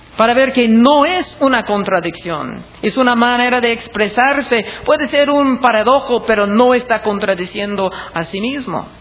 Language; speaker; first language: Spanish; non-native, fluent; English